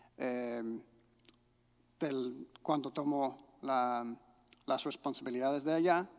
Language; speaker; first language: Spanish; non-native, fluent; English